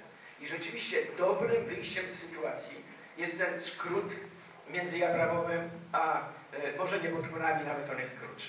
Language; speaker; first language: Polish; native; Polish